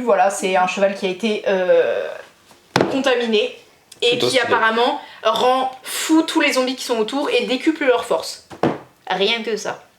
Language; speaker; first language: French; native; French